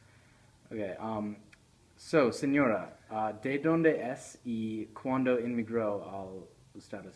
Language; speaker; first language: Spanish; non-native, learner; English